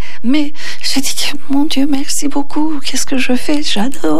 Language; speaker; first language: French; non-native, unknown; Turkish